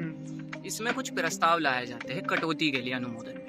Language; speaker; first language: Hindi; native; Hindi